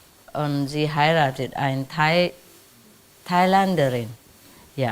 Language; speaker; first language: German; non-native, learner; Vietnamese